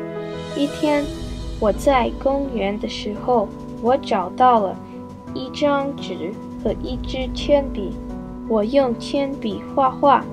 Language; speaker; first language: Chinese; non-native, learner; English